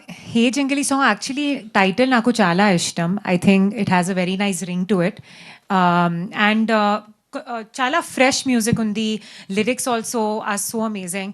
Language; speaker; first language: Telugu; non-native, learner; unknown